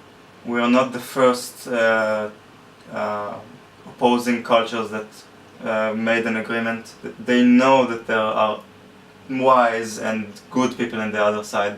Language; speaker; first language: English; non-native, fluent; Hebrew